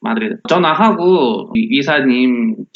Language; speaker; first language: Korean; non-native, learner; Spanish